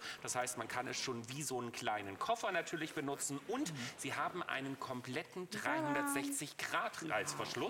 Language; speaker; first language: German; native; German